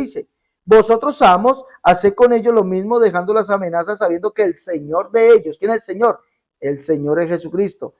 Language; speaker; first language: Spanish; native; Spanish